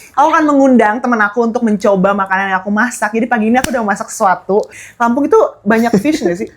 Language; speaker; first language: Indonesian; native; Indonesian